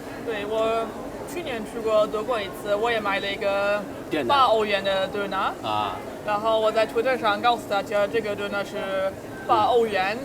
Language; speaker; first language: Chinese; non-native, fluent; German